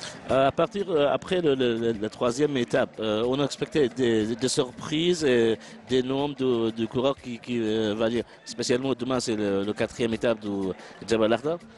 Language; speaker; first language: French; non-native, learner; Arabic